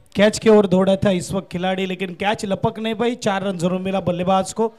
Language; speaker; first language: Hindi; non-native, local second language; Marathi